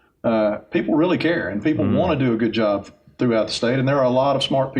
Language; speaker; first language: English; native; English